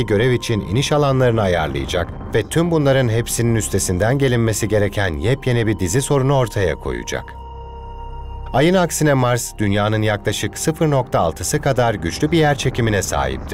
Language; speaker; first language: Turkish; native; Turkish